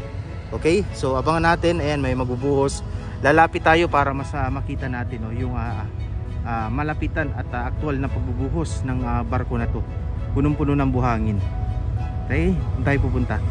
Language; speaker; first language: Filipino; native; Filipino